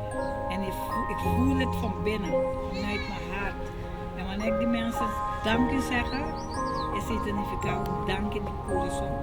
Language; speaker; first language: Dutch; non-native, local second language; Papiamento